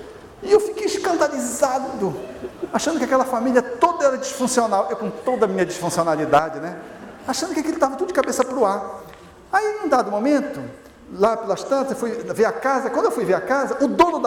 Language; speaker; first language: Portuguese; native; Portuguese